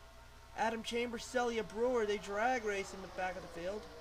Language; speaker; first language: English; native; English